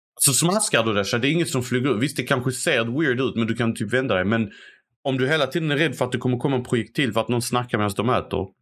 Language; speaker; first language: Swedish; early bilingual, other home language; Arabic